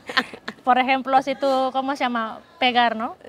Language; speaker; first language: Spanish; non-native, learner; Indonesian